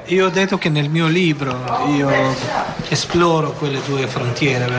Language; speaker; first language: Italian; non-native, fluent; Albanian